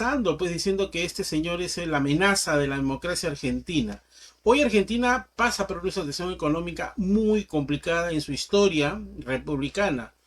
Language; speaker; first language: Spanish; native; Spanish